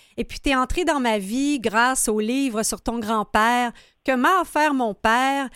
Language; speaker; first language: French; native; French